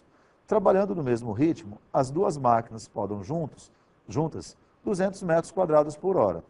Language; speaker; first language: Portuguese; native; Portuguese